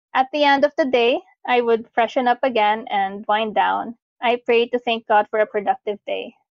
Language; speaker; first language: English; non-native, local second language; Filipino